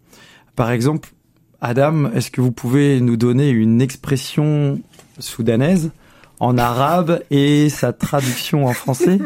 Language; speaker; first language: French; native; French